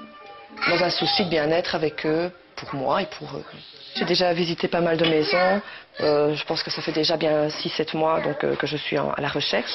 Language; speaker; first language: French; native; French